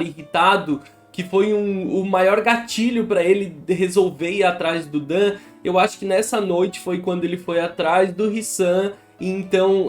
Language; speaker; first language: Portuguese; native; Portuguese